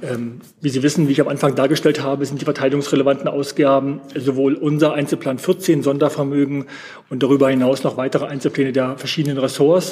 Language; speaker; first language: German; native; German